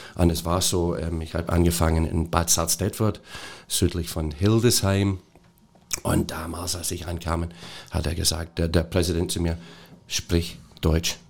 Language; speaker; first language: German; non-native, fluent; English